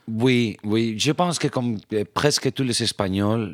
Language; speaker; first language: French; non-native, fluent; Spanish